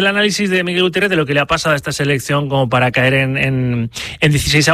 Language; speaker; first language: Spanish; native; Spanish